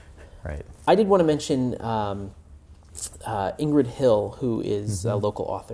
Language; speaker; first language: English; native; English